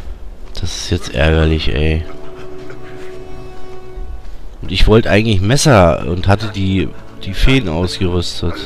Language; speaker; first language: German; native; German